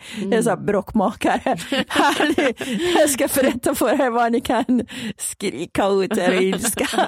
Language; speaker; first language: Swedish; non-native, fluent; Persian